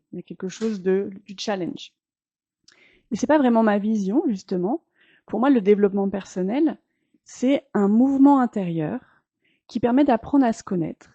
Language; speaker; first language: French; native; French